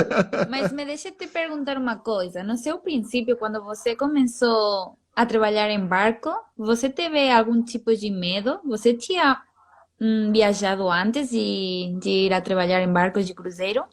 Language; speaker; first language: Portuguese; non-native, fluent; Spanish